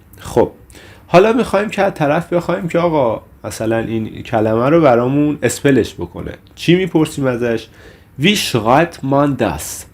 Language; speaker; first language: Persian; native; Persian